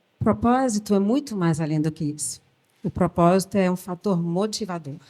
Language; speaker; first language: Portuguese; early bilingual, other home language; French